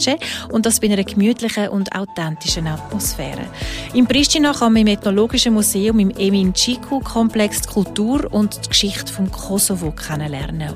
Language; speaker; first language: German; native; German